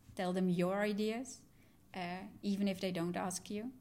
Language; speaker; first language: English; non-native, fluent; Dutch